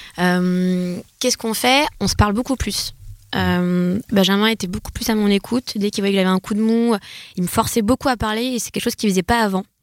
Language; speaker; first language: French; native; French